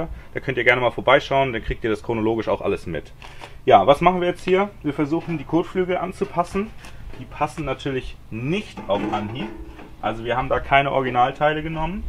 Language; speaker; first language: German; native; German